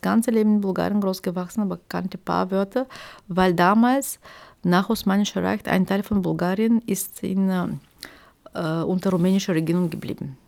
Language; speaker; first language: German; non-native, fluent; Turkish